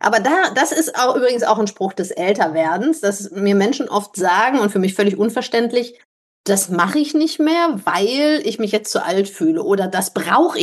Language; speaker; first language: German; native; German